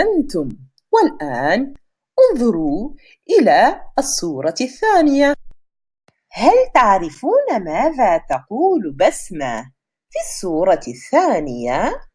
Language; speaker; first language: Arabic; non-native, fluent; French